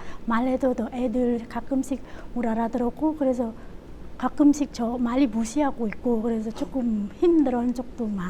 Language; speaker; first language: Korean; non-native, learner; Khmer